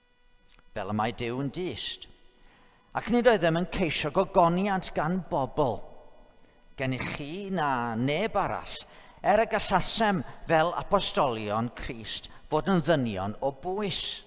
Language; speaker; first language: Welsh; native; Welsh